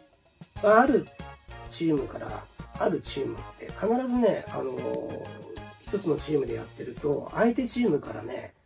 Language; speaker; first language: Japanese; native; Japanese